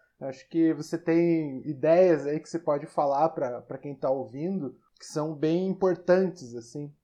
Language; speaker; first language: Portuguese; native; Portuguese